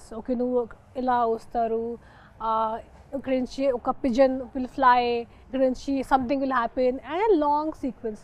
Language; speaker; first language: Telugu; non-native, local second language; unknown